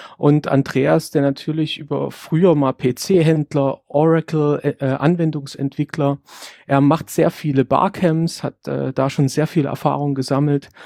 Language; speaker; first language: German; native; German